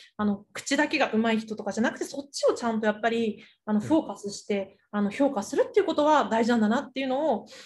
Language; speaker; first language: Japanese; early bilingual, other home language; Chinese